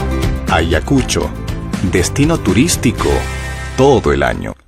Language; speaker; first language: Spanish; native; Spanish